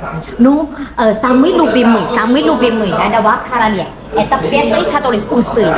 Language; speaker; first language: Russian; non-native, learner; Thai